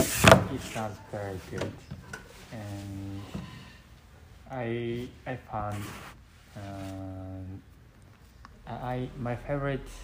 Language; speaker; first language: English; non-native, learner; Japanese